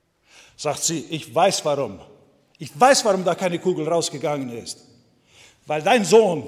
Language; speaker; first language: German; non-native, fluent; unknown